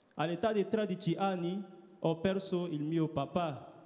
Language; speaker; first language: Italian; non-native, learner; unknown